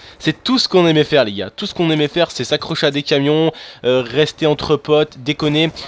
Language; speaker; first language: French; non-native, local second language; Arabic